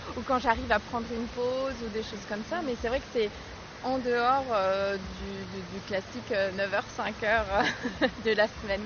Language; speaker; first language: French; native; French